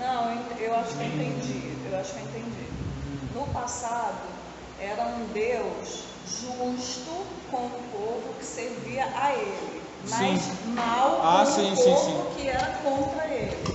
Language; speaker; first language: Portuguese; native; Portuguese